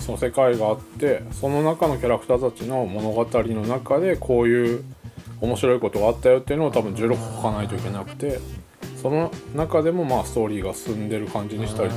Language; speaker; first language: Japanese; native; Japanese